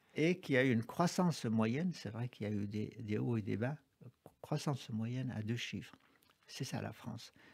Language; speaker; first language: French; non-native, fluent; Arabic